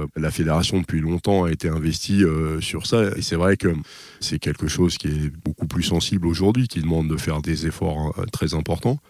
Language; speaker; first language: French; native; French